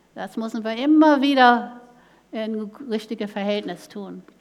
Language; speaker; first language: German; non-native, fluent; English